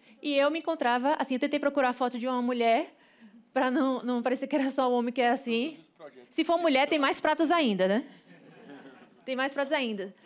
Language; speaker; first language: Portuguese; native; Portuguese